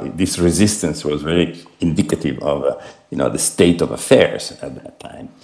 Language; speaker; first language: English; non-native, fluent; Italian